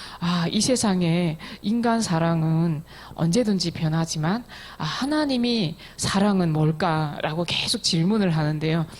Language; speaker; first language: Korean; native; Korean